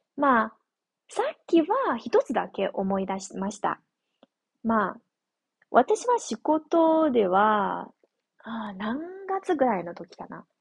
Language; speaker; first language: Japanese; non-native, fluent; Chinese